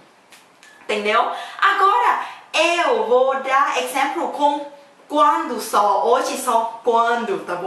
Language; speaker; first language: Portuguese; non-native, fluent; Thai